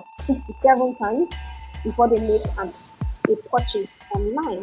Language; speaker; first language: English; non-native, local second language; Igbo